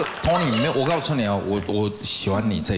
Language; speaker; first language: Chinese; native; Chinese